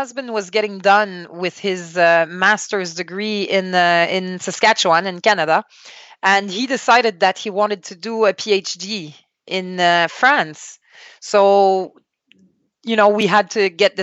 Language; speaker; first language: English; non-native, fluent; French